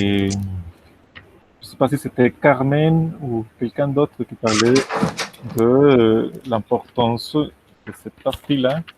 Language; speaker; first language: French; non-native, fluent; Spanish